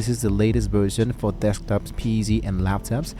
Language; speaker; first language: English; non-native, fluent; Spanish